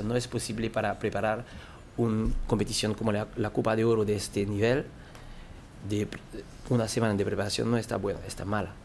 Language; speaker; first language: Spanish; non-native, learner; French